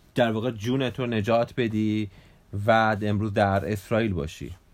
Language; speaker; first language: Persian; native; Persian